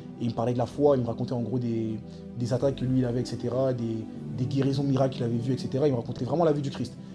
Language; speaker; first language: French; early bilingual, other home language; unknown